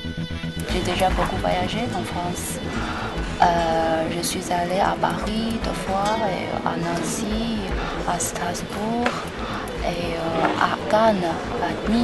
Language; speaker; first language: French; non-native, fluent; Chinese